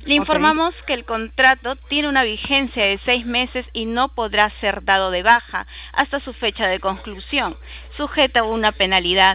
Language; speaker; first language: Spanish; native; Spanish